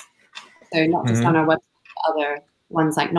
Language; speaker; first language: English; non-native, local second language; Cantonese